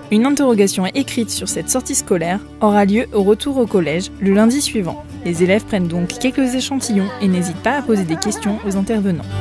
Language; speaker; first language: French; native; French